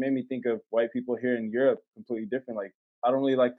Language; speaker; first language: English; native; English